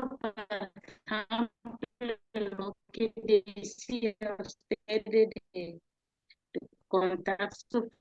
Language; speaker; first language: Spanish; non-native, learner; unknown